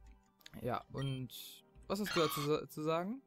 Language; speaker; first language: German; native; German